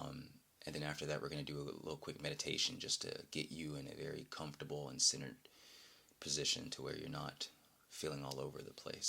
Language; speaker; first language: English; native; English